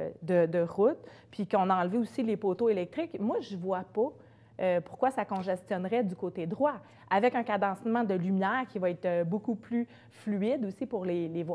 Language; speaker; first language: French; native; French